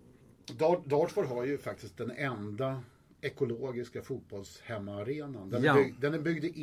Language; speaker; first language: Swedish; native; Swedish